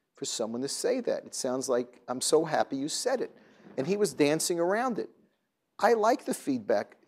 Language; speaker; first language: English; native; English